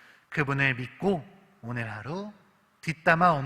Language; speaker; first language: Korean; native; Korean